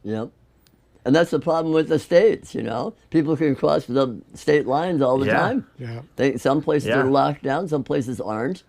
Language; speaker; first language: English; native; English